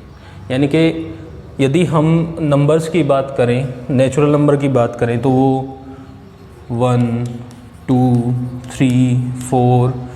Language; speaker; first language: Hindi; native; Hindi